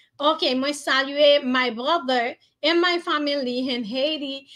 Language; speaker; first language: English; non-native, learner; Haitian Creole